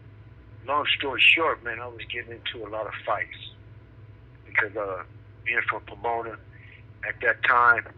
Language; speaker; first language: English; native; English